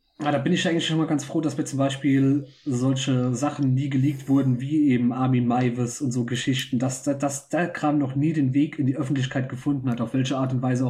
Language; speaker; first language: German; native; German